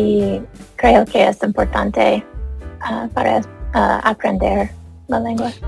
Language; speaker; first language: Spanish; non-native, learner; English